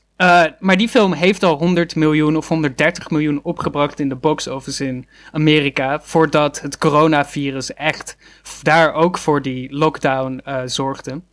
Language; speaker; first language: Dutch; native; Dutch